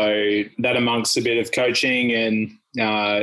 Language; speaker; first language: English; native; English